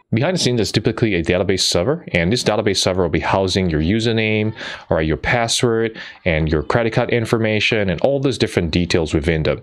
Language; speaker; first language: English; non-native, fluent; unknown